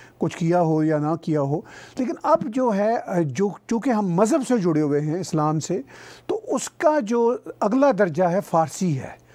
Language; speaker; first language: Urdu; non-native, local second language; Punjabi